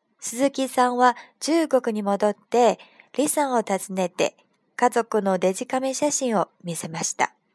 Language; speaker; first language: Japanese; non-native, fluent; Chinese